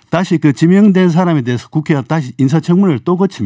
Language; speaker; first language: Korean; native; Korean